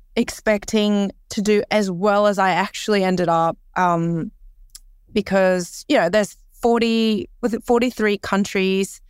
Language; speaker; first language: English; early bilingual, other home language; Korean